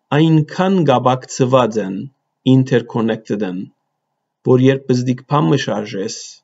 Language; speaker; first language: Armenian; early bilingual, heritage; Armenian